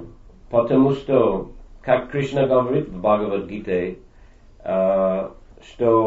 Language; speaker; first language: Russian; non-native, fluent; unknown